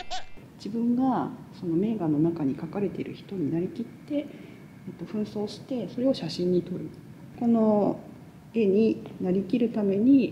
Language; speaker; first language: Japanese; native; Japanese